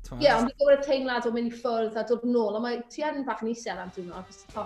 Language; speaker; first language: Welsh; native; Welsh